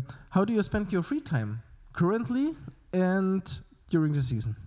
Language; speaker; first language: English; non-native, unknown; German